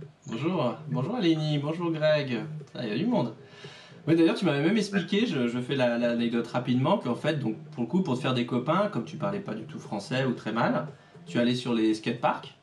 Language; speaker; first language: French; native; French